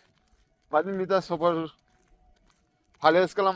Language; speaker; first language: Arabic; non-native, learner; Bangla